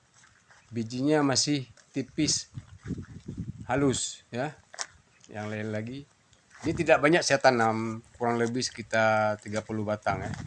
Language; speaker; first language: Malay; non-native, local second language; Achinese